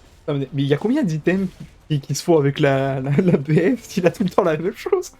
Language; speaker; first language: French; native; French